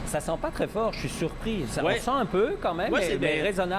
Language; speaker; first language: French; native; French